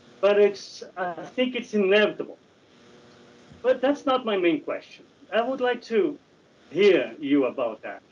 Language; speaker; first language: English; non-native, learner; Portuguese